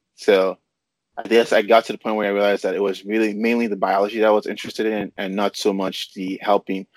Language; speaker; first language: English; non-native, local second language; Yoruba